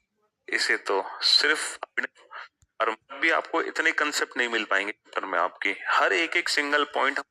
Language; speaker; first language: Hindi; native; Hindi